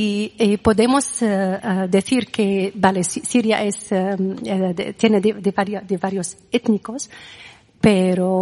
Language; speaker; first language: Spanish; non-native, learner; Arabic